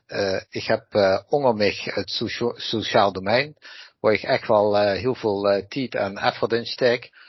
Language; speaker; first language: Dutch; native; Dutch